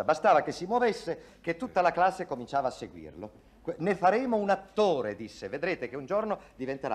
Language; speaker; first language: Italian; native; Italian